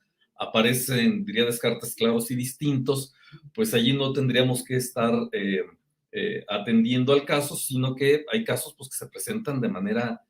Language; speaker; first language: Spanish; native; Spanish